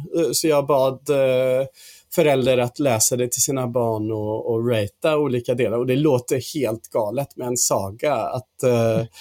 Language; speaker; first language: Swedish; non-native, fluent; English